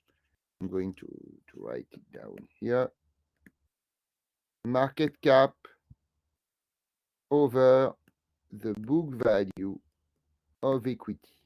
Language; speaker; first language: English; non-native, fluent; French